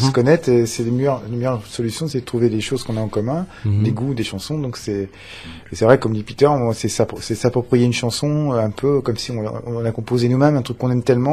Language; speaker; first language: French; native; French